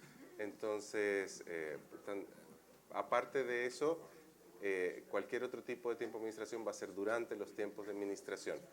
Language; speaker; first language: Spanish; native; Spanish